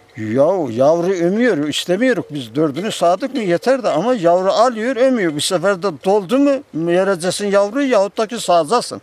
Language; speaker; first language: Turkish; native; Turkish